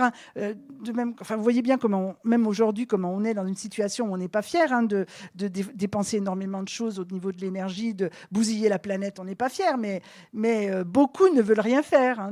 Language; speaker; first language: French; native; French